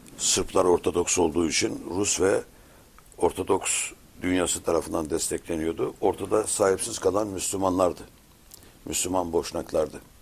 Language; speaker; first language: Turkish; native; Turkish